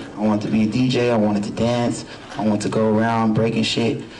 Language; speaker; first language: English; native; English